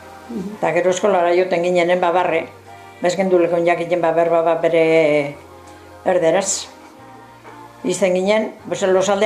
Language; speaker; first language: Basque; native; Basque